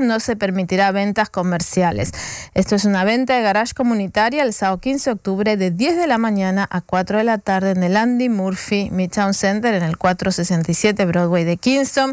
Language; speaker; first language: Spanish; native; Spanish